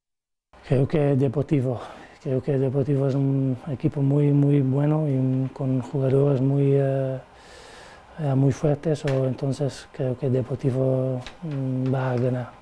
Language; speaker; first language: Spanish; non-native, learner; Dutch